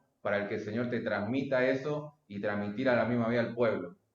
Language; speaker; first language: Spanish; native; Spanish